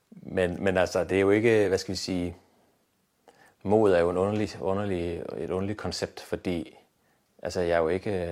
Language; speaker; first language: Danish; native; Danish